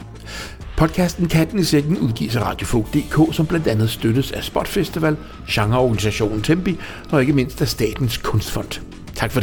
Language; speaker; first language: Danish; native; Danish